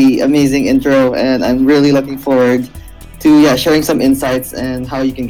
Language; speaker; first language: English; non-native, local second language; Hiligaynon